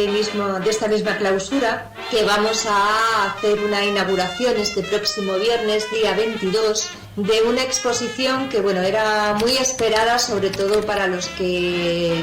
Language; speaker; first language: Spanish; native; Spanish